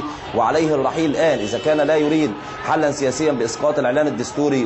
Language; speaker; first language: Arabic; native; Arabic